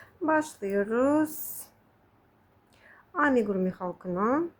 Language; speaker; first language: Turkish; non-native, fluent; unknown